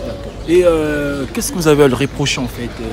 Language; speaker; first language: French; native; French